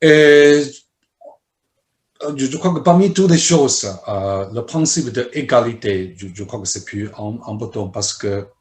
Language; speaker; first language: French; non-native, fluent; Chinese